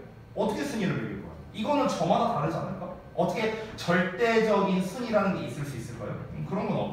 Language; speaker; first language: Korean; native; Korean